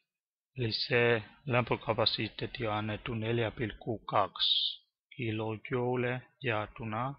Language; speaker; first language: Finnish; non-native, learner; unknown